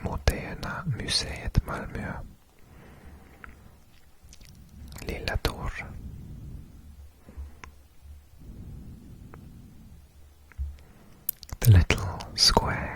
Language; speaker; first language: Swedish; non-native, fluent; English